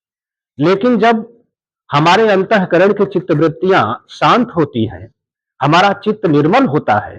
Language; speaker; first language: Hindi; native; Hindi